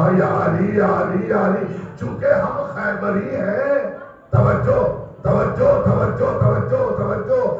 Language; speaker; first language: Urdu; native; Urdu